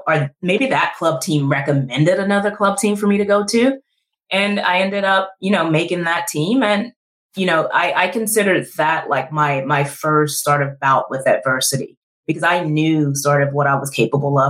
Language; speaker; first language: English; native; English